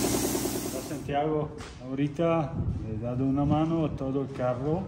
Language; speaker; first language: Spanish; non-native, fluent; Italian